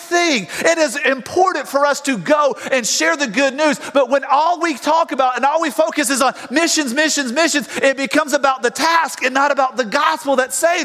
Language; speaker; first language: English; native; English